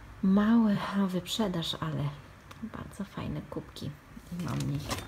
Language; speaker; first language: Polish; non-native, fluent; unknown